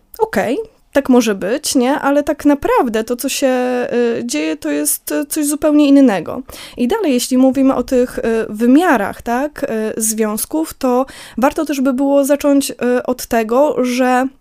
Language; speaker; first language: Polish; native; Polish